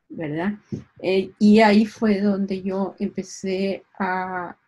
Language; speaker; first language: Spanish; native; Spanish